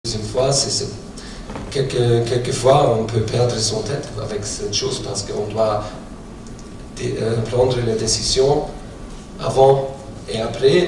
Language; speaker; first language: French; non-native, fluent; German